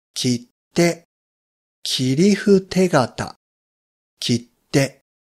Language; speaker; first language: Japanese; native; Japanese